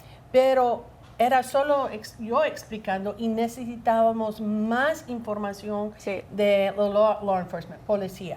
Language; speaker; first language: Spanish; non-native, learner; English